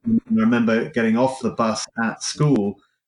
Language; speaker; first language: English; native; English